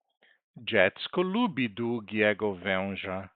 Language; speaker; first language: Polish; non-native, learner; Portuguese